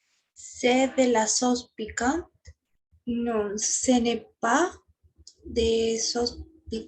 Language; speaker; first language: French; non-native, learner; Spanish